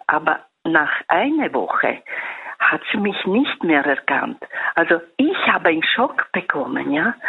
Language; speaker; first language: German; non-native, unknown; Italian